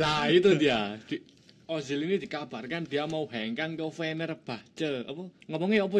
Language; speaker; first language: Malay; non-native, local second language; Javanese